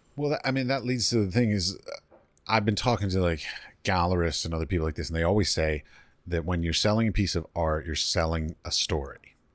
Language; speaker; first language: English; native; English